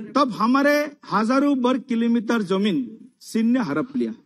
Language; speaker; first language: Hindi; non-native, local second language; Assamese